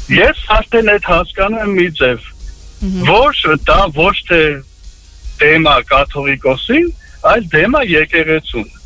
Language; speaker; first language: Armenian; native; Armenian